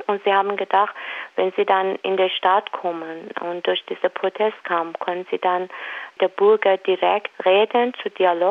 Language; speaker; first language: German; non-native, fluent; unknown